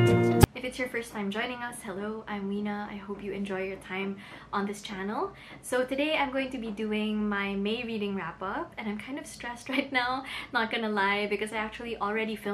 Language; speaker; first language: English; non-native, local second language; Filipino